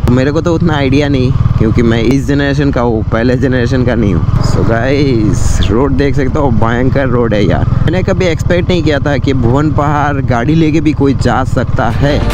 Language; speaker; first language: Hindi; non-native, local second language; Bangla